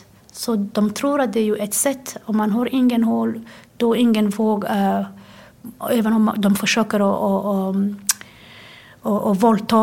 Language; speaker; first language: Swedish; non-native, fluent; Somali